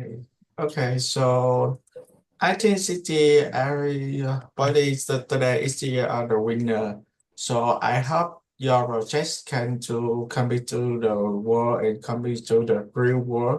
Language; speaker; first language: English; non-native, learner; Indonesian